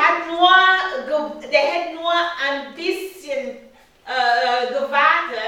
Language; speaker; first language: German; non-native, learner; French